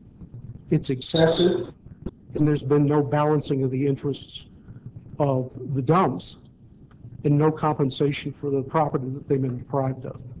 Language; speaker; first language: English; native; English